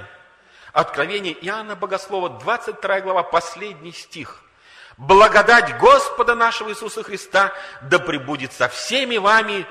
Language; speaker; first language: Russian; native; Russian